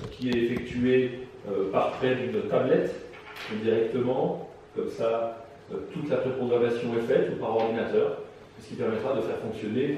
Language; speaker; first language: French; native; French